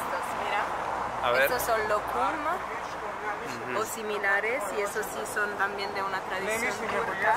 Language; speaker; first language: Spanish; non-native, fluent; Italian